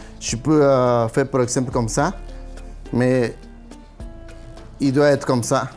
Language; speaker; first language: French; non-native, learner; Spanish